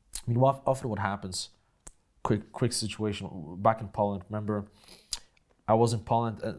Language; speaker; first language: English; non-native, fluent; Polish